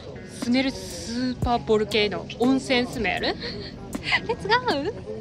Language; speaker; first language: English; non-native, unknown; Japanese